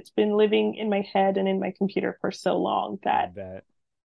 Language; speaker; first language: English; non-native, fluent; French